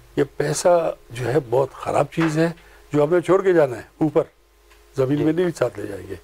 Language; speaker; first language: Urdu; non-native, local second language; Pashto